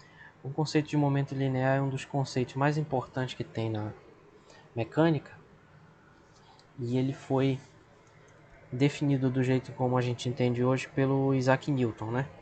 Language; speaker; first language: Portuguese; native; Portuguese